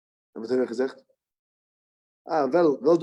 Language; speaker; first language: Dutch; non-native, learner; English